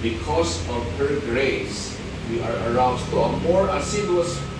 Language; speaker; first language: English; non-native, local second language; Filipino